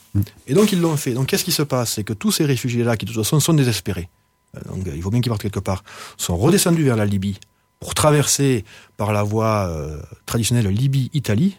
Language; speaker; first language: French; native; French